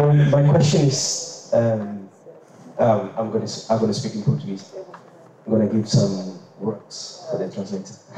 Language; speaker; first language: English; non-native, fluent; Portuguese